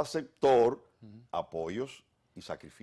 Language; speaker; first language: Spanish; native; Spanish